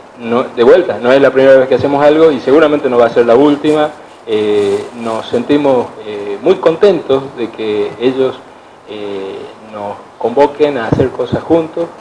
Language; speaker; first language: Spanish; native; Spanish